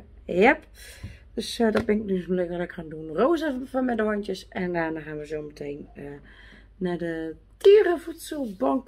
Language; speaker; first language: Dutch; native; Dutch